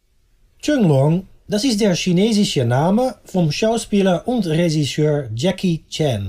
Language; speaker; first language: German; non-native, fluent; Dutch